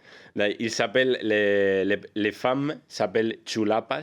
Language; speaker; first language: French; non-native, learner; Spanish